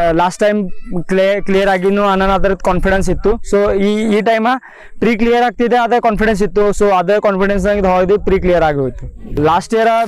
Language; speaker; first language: Kannada; non-native, local second language; Marathi